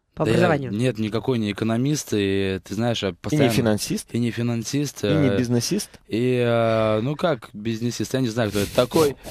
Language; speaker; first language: Russian; native; Russian